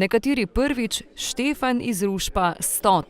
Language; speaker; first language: Slovenian; native; Slovenian